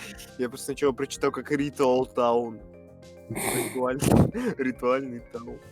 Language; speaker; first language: Russian; native; Russian